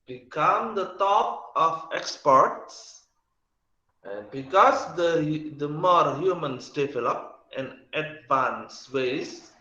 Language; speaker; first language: English; non-native, learner; Indonesian